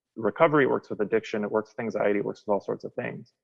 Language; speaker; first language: English; native; English